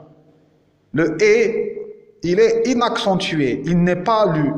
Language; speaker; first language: French; non-native, local second language; Arabic